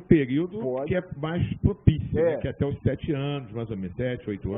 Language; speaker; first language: Portuguese; native; Portuguese